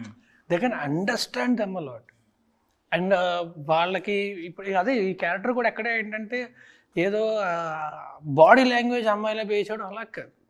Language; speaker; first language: Telugu; native; Telugu